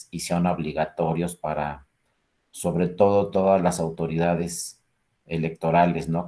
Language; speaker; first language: Spanish; native; Spanish